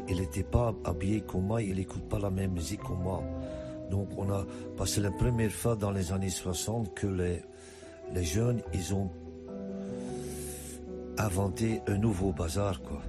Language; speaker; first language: French; non-native, fluent; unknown